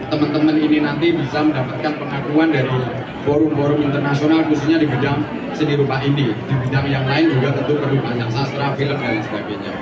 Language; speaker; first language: Indonesian; native; Indonesian